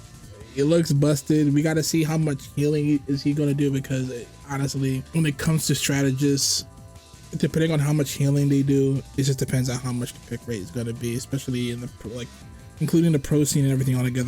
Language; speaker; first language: English; native; English